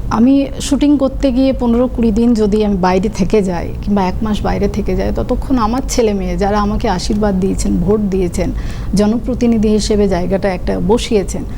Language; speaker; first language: Bangla; non-native, local second language; Santali